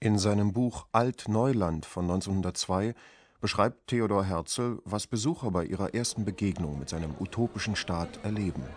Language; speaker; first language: German; native; German